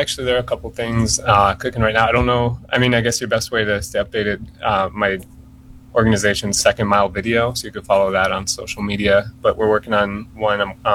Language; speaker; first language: English; native; English